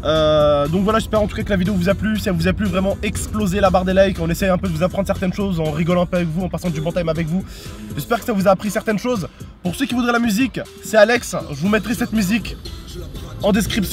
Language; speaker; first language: French; native; French